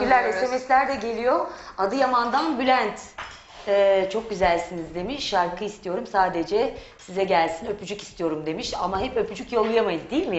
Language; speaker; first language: Turkish; native; Turkish